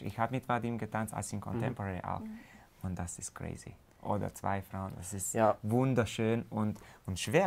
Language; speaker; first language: German; non-native, fluent; Hungarian